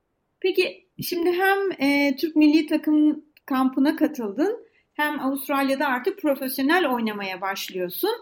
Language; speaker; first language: Turkish; native; Turkish